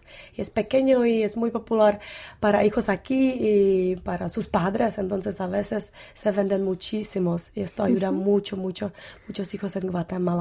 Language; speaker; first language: Spanish; non-native, learner; Czech